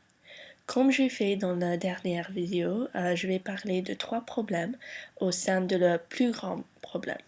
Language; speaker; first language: French; non-native, learner; English